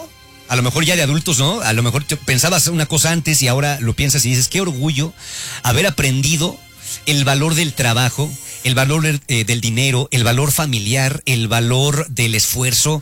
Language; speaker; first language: Spanish; native; Spanish